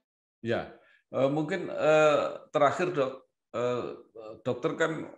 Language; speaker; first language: Indonesian; native; Indonesian